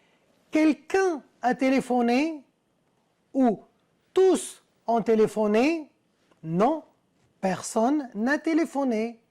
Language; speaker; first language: French; non-native, fluent; Arabic